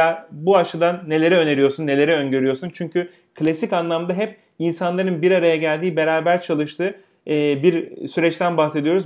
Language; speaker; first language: Turkish; native; Turkish